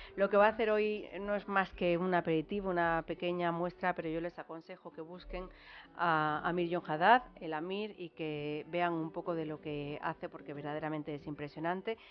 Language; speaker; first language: Spanish; native; Spanish